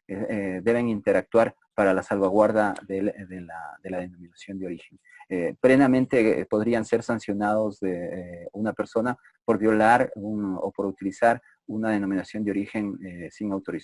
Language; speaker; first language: Spanish; native; Spanish